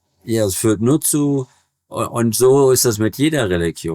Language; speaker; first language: German; native; German